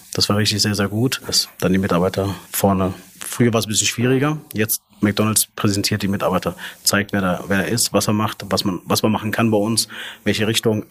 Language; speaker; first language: German; early bilingual, other home language; Arabic